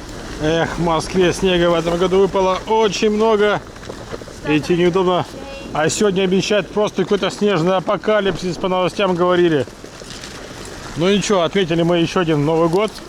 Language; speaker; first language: Russian; native; Russian